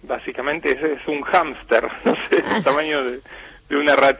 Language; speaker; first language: Spanish; native; Spanish